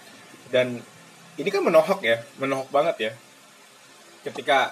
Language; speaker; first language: Indonesian; native; Indonesian